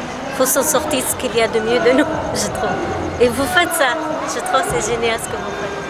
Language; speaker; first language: French; non-native, fluent; Arabic